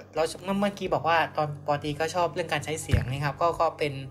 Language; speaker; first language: Thai; native; Thai